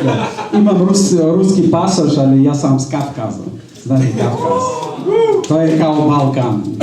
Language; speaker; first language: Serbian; non-native, fluent; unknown